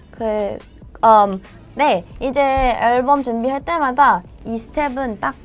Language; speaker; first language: Korean; non-native, fluent; Thai